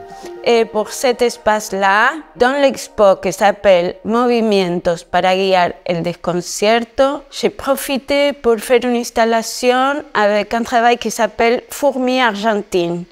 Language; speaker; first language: French; non-native, fluent; Spanish